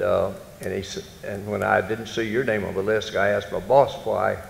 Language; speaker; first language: English; native; English